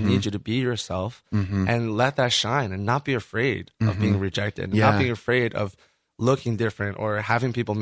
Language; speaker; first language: English; native; English